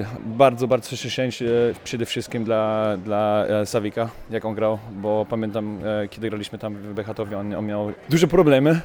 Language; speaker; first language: Polish; non-native, fluent; German